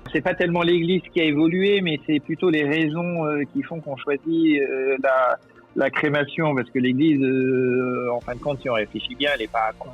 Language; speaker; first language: French; native; French